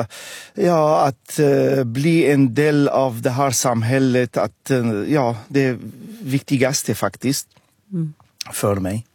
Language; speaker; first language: Swedish; non-native, fluent; Arabic